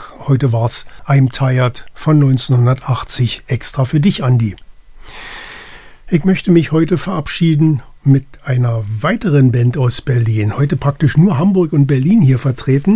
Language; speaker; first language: German; native; German